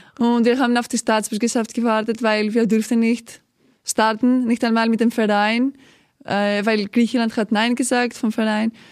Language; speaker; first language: German; non-native, fluent; Greek